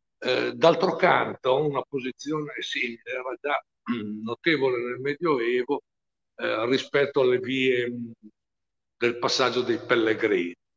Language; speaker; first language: Italian; native; Italian